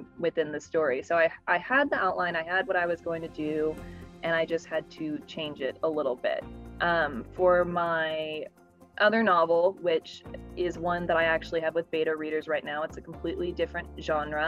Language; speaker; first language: English; native; English